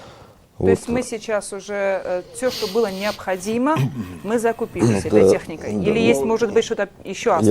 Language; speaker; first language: Russian; non-native, local second language; Ossetic